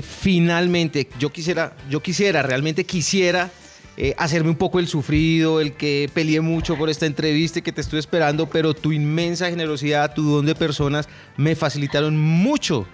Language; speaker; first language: Spanish; native; Spanish